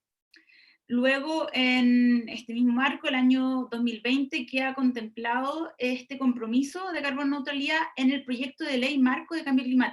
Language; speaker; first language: Spanish; native; Spanish